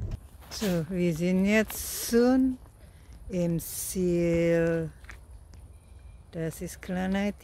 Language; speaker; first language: German; non-native, learner; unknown